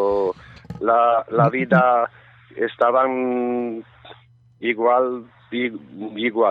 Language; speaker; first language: Spanish; non-native, learner; Romanian